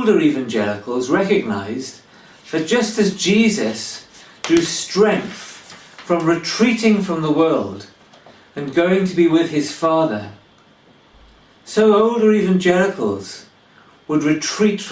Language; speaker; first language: English; native; English